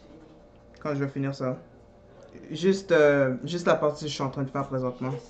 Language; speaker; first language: French; native; French